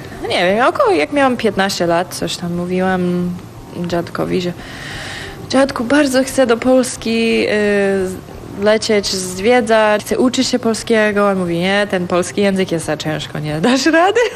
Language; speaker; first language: Polish; non-native, fluent; English